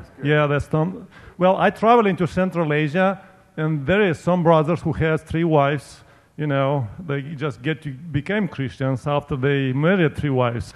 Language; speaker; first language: English; non-native, fluent; Romanian